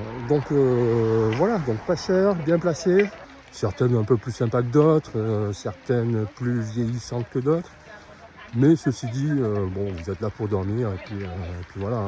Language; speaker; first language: French; native; French